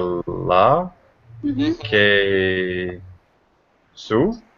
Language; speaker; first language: Greek; non-native, learner; English